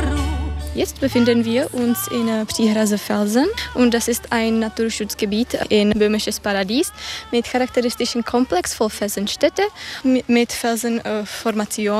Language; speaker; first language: German; non-native, learner; Czech